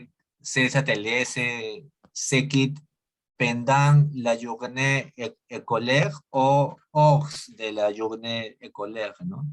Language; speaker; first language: French; non-native, learner; Spanish